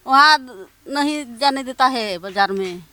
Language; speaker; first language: Hindi; non-native, local second language; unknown